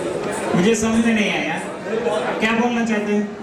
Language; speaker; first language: Hindi; non-native, local second language; Telugu